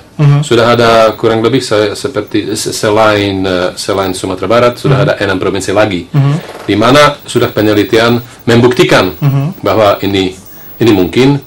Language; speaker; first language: Indonesian; non-native, fluent; Slovak